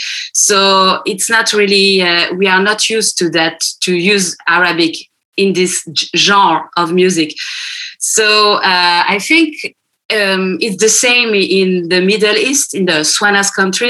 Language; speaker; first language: English; non-native, fluent; French